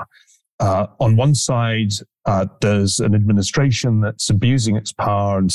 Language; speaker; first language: English; native; English